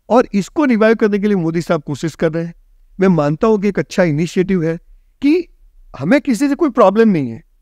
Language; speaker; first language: Hindi; non-native, local second language; Gujarati